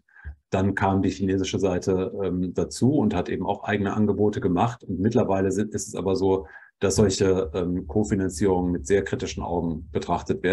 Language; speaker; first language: German; native; German